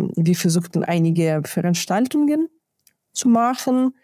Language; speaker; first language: German; non-native, fluent; Ukrainian